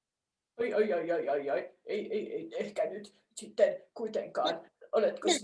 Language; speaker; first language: Finnish; native; Finnish